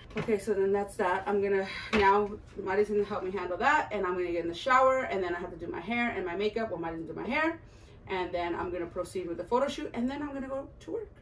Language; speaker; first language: English; early bilingual, other home language; Spanish